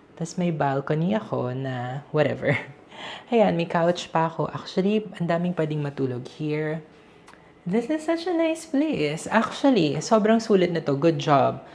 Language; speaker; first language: Filipino; native; Filipino